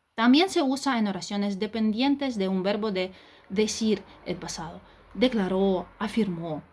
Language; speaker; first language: Spanish; non-native, fluent; Ukrainian